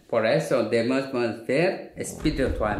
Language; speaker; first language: Spanish; non-native, learner; Korean